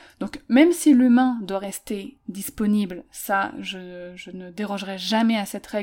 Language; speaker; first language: French; native; French